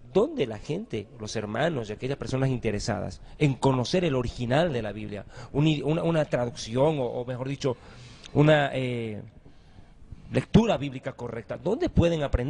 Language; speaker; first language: Spanish; native; Spanish